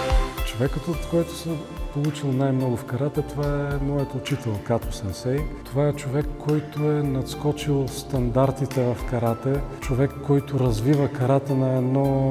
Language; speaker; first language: Bulgarian; native; Bulgarian